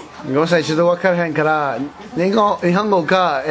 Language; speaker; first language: Spanish; non-native, learner; English